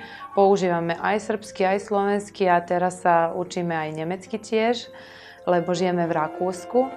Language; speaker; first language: Slovak; non-native, local second language; Serbian